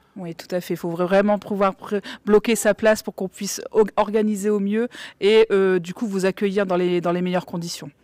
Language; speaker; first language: French; native; French